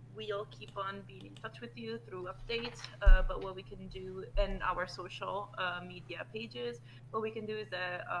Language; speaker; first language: English; non-native, fluent; Italian